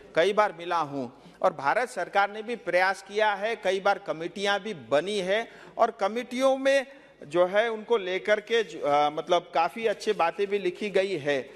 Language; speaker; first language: Hindi; non-native, local second language; Nepali